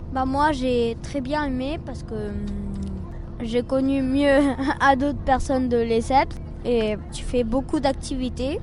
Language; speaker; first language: French; non-native, learner; Spanish